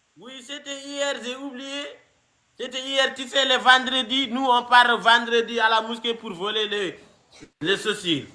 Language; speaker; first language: French; non-native, local second language; Fula